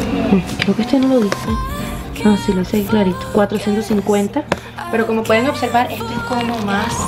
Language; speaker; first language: Spanish; native; Spanish